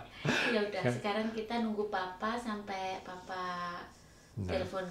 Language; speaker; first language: Indonesian; native; Indonesian